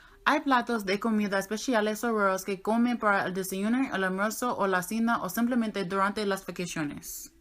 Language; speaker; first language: Spanish; non-native, learner; English